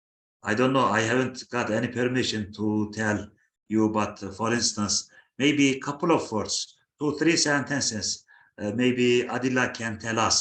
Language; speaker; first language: English; non-native, fluent; Turkish